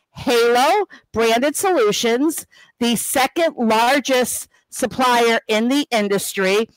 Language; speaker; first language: English; native; English